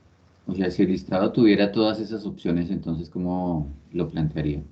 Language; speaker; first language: Spanish; native; Spanish